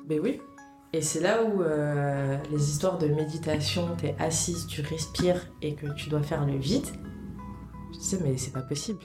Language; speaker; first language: French; early bilingual, other home language; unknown